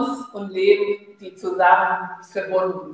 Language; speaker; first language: German; non-native, fluent; Spanish